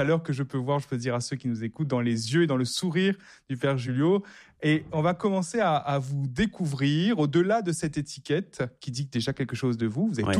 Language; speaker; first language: French; native; French